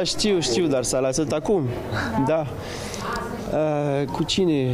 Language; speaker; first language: Romanian; non-native, learner; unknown